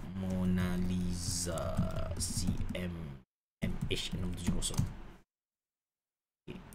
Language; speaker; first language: Malay; native; Malay